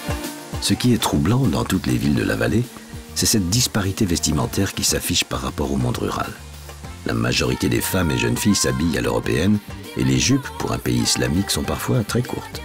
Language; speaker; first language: French; native; French